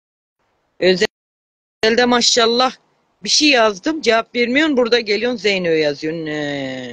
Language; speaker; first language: Turkish; native; Turkish